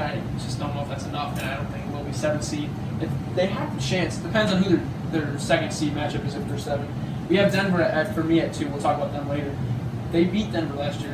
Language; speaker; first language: English; native; English